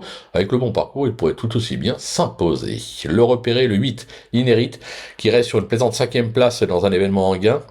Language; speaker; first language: French; native; French